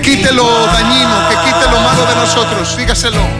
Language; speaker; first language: Spanish; native; Spanish